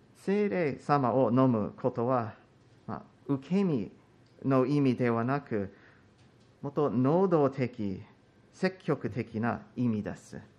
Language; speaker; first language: Japanese; non-native, fluent; English